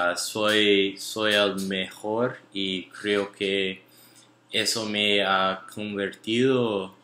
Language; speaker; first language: Spanish; non-native, learner; English